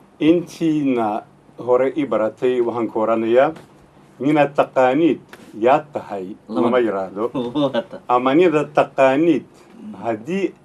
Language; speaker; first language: Somali; non-native, fluent; Russian